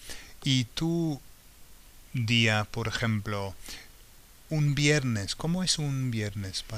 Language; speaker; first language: Spanish; non-native, fluent; English